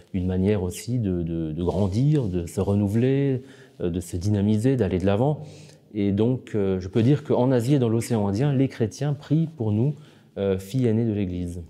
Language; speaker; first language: French; native; French